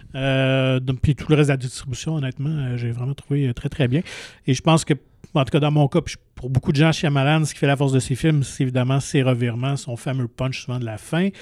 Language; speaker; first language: French; native; French